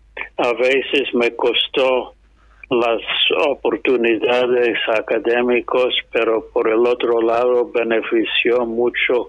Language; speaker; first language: Spanish; non-native, fluent; English